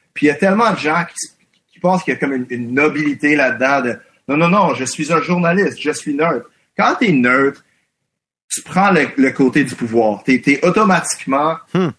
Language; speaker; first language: French; non-native, fluent; English